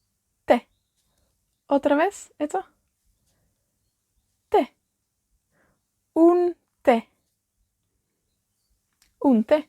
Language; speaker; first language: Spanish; non-native, fluent; Welsh